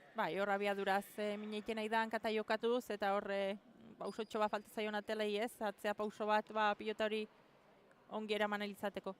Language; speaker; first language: Basque; native; Basque